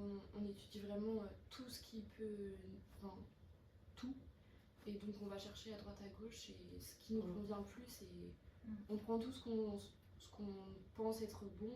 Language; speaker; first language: French; native; French